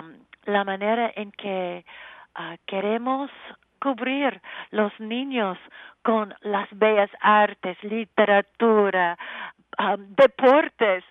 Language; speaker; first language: Spanish; non-native, learner; English